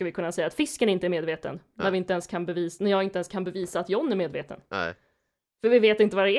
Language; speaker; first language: Swedish; native; Swedish